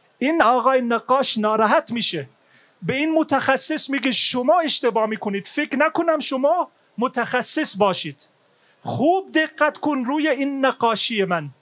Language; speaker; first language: Persian; non-native, fluent; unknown